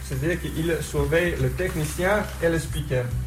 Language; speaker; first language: French; non-native, fluent; Slovenian